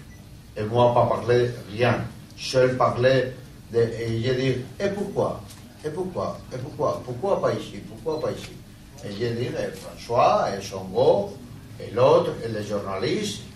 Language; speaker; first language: French; non-native, learner; Spanish